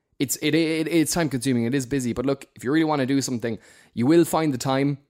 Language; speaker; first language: English; native; English